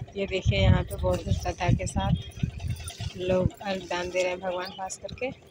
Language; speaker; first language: Hindi; native; Hindi